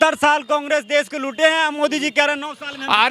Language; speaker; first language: Hindi; native; Hindi